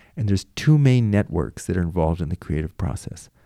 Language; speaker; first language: English; native; English